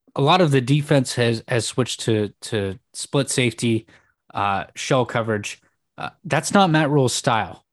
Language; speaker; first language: English; native; English